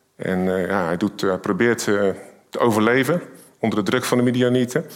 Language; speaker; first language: Dutch; native; Dutch